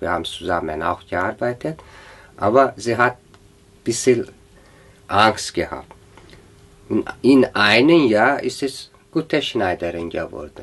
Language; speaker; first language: German; non-native, learner; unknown